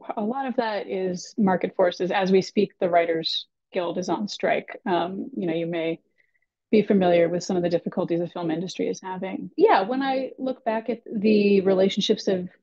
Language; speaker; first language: English; native; English